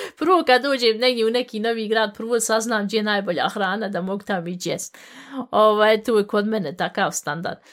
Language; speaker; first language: Bosnian; early bilingual, heritage; Bosnian